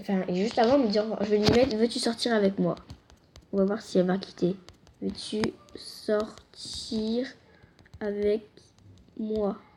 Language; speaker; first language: French; native; French